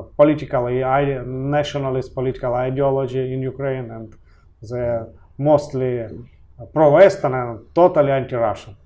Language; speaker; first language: English; non-native, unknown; Russian